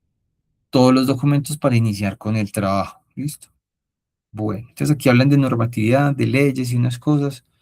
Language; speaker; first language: Spanish; native; Spanish